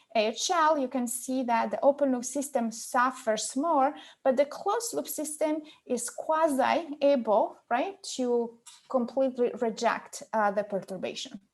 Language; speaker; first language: English; non-native, fluent; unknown